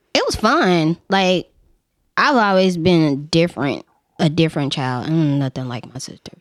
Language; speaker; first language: English; native; English